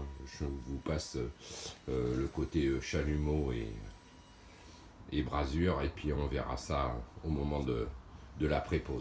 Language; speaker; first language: French; native; French